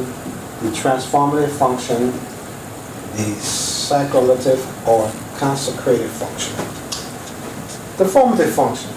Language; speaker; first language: English; native; English